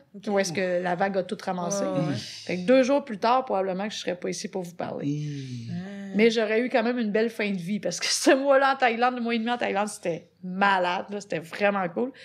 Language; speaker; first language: French; native; French